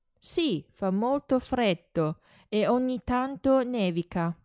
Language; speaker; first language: Italian; non-native, fluent; Chinese